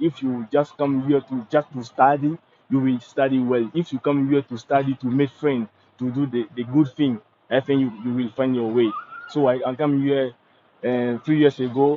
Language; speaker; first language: English; non-native, learner; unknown